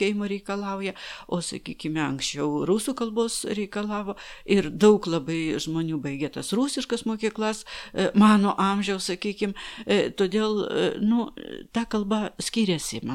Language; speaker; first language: Lithuanian; non-native, local second language; Polish